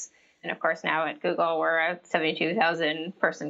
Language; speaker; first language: English; native; English